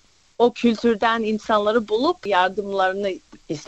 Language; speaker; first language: Turkish; early bilingual, other home language; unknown